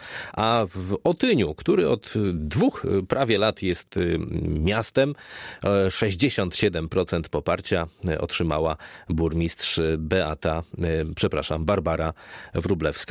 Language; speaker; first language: Polish; native; Polish